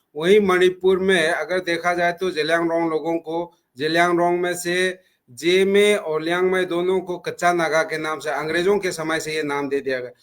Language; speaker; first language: Hindi; non-native, local second language; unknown